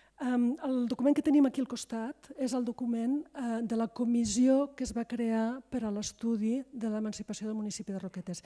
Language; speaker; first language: Catalan; native; Catalan